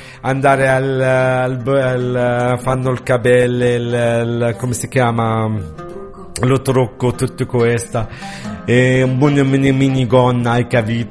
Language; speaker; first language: Italian; non-native, learner; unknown